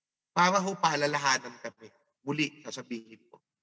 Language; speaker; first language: Filipino; native; Filipino